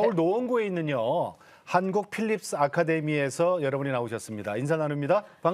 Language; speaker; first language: Korean; native; Korean